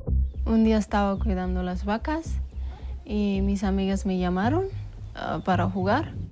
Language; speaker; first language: Spanish; non-native, local second language; Amharic